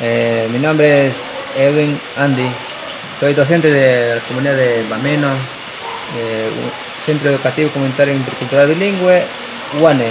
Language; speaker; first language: Spanish; non-native, local second language; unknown